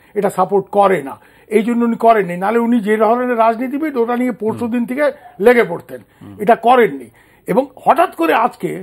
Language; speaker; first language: Bangla; native; Bangla